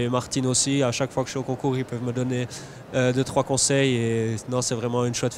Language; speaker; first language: French; native; French